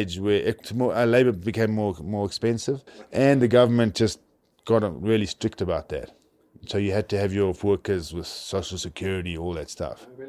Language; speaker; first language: English; native; English